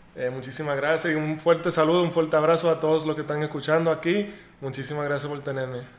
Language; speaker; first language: Spanish; early bilingual, heritage; Spanish